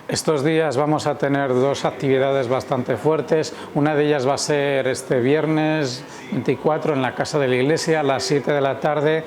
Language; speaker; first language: Spanish; native; Spanish